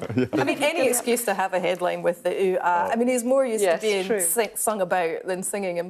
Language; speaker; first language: English; native; English